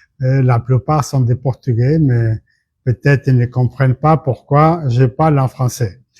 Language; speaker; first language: French; non-native, fluent; Portuguese